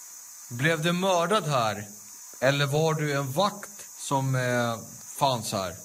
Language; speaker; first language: Swedish; native; Swedish